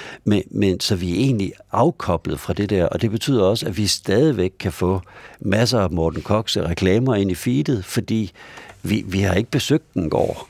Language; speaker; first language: Danish; native; Danish